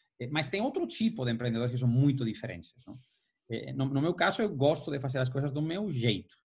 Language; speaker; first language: Portuguese; non-native, fluent; Spanish